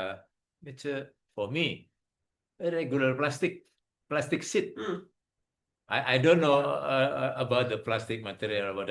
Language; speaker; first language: English; non-native, learner; Indonesian